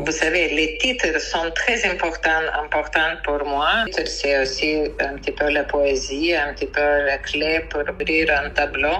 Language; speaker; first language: French; non-native, fluent; Lithuanian